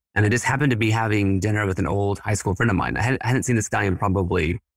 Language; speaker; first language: English; early bilingual, other home language; Spanish